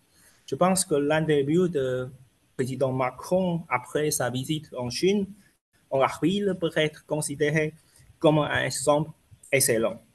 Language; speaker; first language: French; non-native, fluent; Chinese